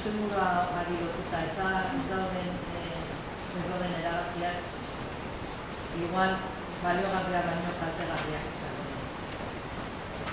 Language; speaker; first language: Basque; native; Basque